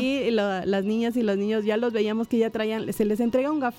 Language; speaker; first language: Spanish; native; Spanish